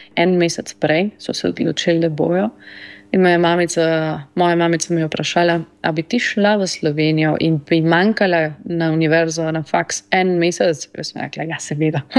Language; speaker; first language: Slovenian; early bilingual, heritage; Slovenian